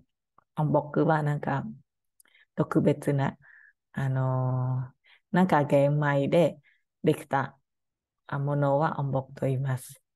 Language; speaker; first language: Japanese; non-native, learner; Khmer